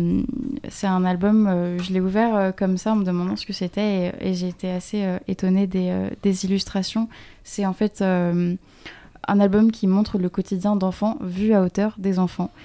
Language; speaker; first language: French; native; French